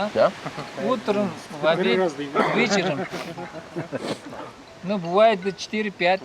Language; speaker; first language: Russian; non-native, local second language; Uzbek